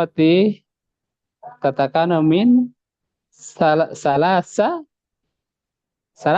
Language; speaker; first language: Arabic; non-native, learner; Indonesian